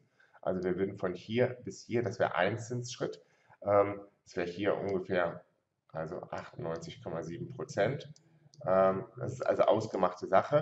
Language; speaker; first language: German; native; German